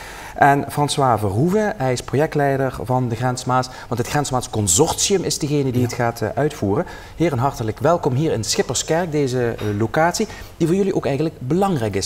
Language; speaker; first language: Dutch; native; Dutch